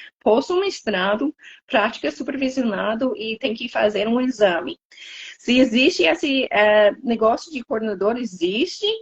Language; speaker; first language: Portuguese; non-native, fluent; English